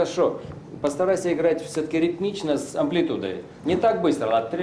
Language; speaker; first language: Russian; native; Russian